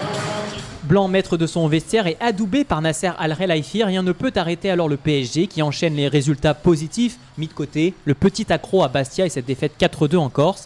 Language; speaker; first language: French; native; French